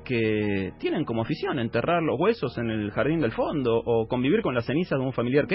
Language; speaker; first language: Spanish; native; Spanish